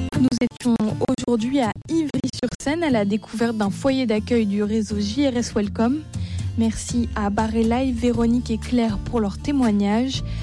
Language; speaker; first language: French; native; French